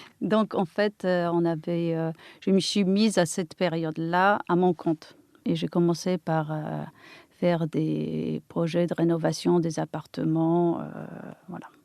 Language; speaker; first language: French; non-native, fluent; Polish